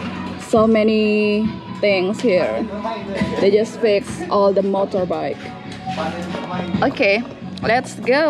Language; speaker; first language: English; non-native, learner; Indonesian